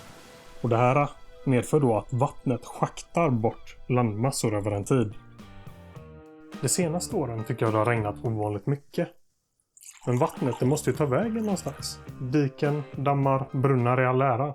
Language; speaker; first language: Swedish; native; Swedish